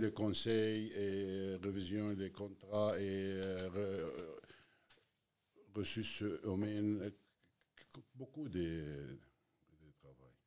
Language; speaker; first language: French; non-native, learner; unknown